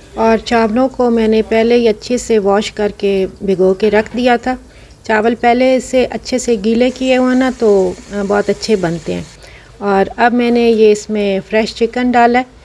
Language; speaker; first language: Urdu; non-native, local second language; Punjabi